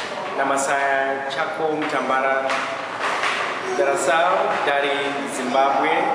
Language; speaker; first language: Indonesian; non-native, learner; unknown